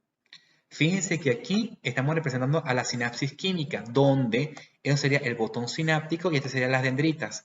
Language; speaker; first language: Spanish; native; Spanish